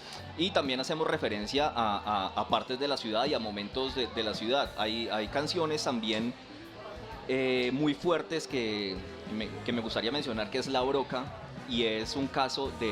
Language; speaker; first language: Spanish; native; Spanish